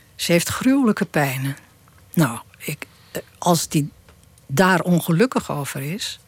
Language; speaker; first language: Dutch; native; Dutch